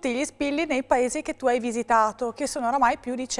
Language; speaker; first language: Italian; native; Italian